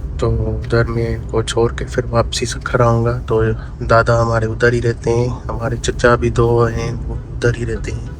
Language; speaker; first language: Urdu; non-native, local second language; Sindhi